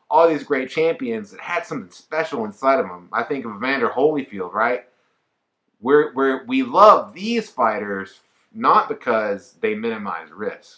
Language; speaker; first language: English; native; English